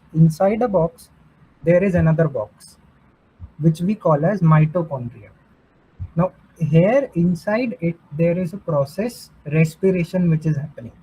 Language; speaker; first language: English; non-native, local second language; Hindi